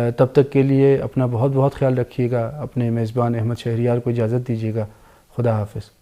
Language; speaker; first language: Urdu; non-native, fluent; Persian